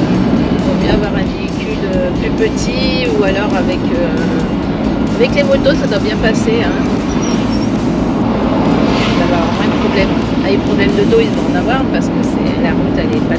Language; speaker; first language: French; native; French